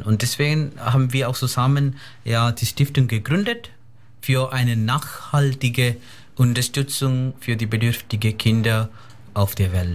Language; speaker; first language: German; non-native, fluent; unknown